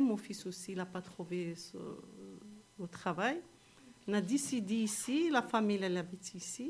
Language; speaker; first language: French; non-native, learner; Arabic